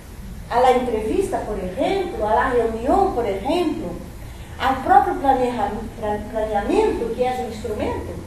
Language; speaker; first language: Spanish; non-native, fluent; Portuguese